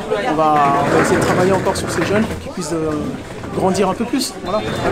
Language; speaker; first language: French; native; French